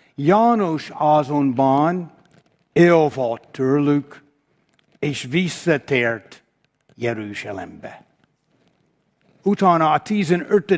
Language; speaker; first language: Hungarian; non-native, fluent; English